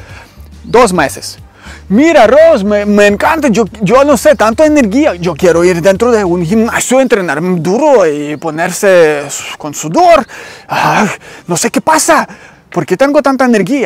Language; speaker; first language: Spanish; non-native, learner; Ukrainian